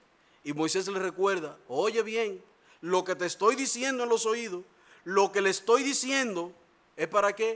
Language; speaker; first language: Spanish; native; Spanish